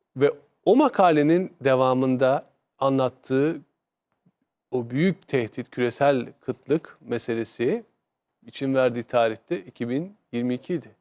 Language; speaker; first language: Turkish; native; Turkish